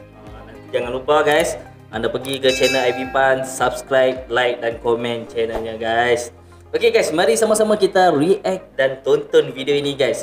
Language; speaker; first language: Malay; native; Malay